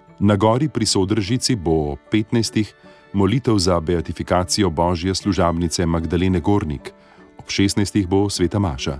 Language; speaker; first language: Slovenian; native; Slovenian